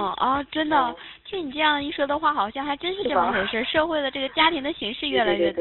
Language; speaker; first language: Chinese; native; Chinese